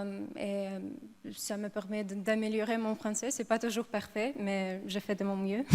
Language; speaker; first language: French; non-native, learner; Ukrainian